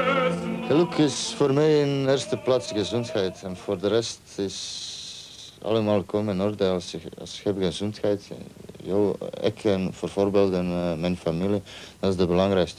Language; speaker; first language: Dutch; non-native, learner; Croatian